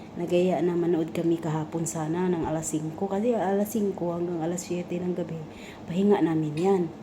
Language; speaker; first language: Filipino; non-native, local second language; Cebuano